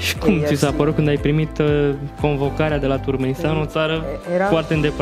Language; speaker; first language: Romanian; native; Romanian